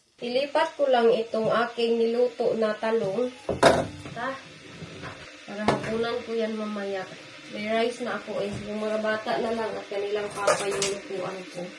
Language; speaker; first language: Filipino; non-native, local second language; Hiligaynon